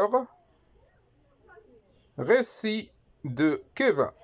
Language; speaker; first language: French; non-native, local second language; Arabic